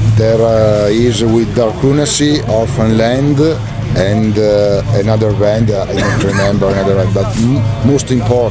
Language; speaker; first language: English; non-native, learner; Italian